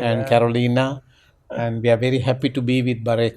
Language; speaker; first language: English; non-native, local second language; Sinhala